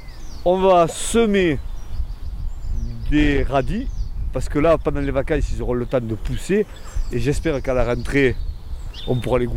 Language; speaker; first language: French; native; French